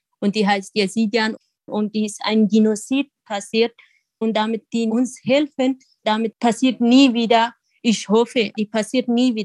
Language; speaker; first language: German; non-native, learner; Kurdish